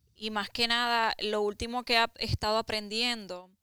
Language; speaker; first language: Spanish; native; Spanish